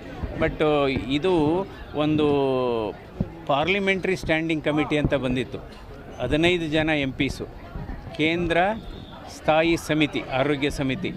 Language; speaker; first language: Kannada; native; Kannada